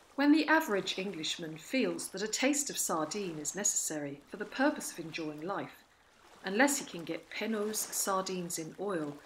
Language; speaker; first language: English; native; English